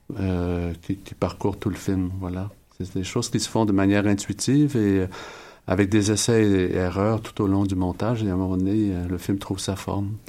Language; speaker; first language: French; native; French